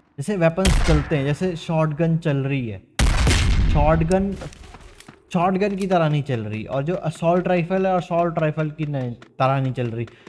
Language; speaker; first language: Hindi; native; Hindi